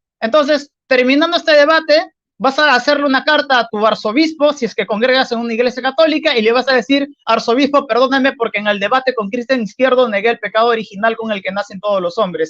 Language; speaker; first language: Spanish; native; Spanish